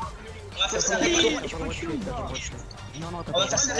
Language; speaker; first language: French; native; French